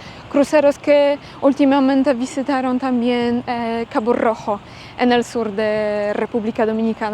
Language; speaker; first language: Spanish; non-native, fluent; Polish